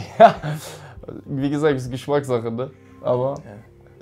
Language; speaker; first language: German; native; German